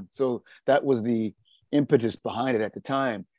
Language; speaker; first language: English; native; English